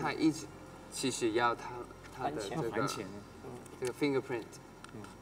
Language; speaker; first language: Chinese; non-native, learner; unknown